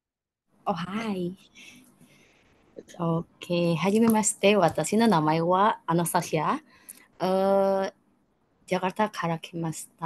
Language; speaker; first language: Indonesian; non-native, learner; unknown